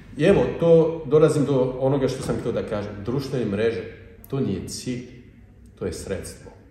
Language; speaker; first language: Bosnian; non-native, fluent; French